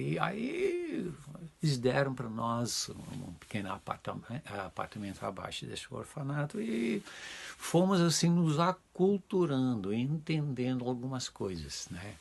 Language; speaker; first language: Portuguese; non-native, fluent; Dutch